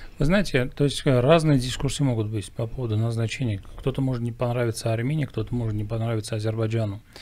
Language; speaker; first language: Russian; non-native, local second language; Armenian